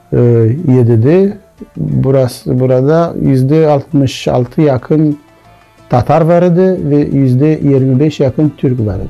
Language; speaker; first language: Turkish; non-native, learner; Crimean Tatar